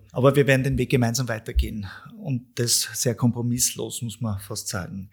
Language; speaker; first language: German; native; German